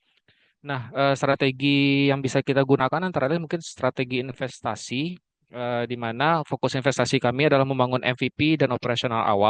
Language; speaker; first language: Indonesian; native; Indonesian